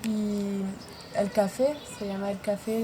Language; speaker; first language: Spanish; non-native, learner; French